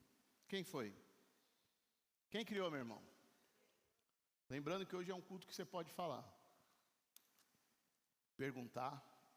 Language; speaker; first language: Portuguese; native; Portuguese